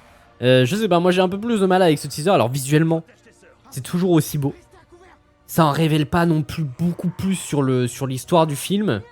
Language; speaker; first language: French; native; French